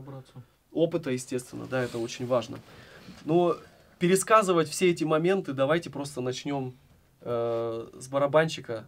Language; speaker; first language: Russian; native; Russian